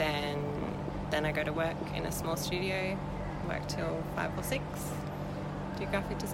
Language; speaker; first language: English; native; English